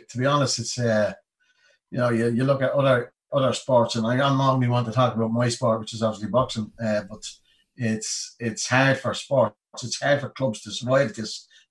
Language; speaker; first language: English; native; English